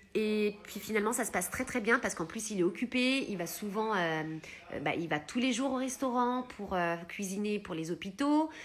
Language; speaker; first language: French; early bilingual, heritage; Italian